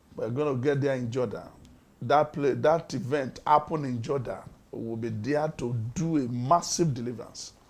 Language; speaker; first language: English; non-native, local second language; Yoruba